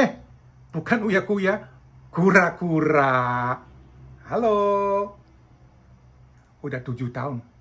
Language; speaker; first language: Indonesian; early bilingual, heritage; Dutch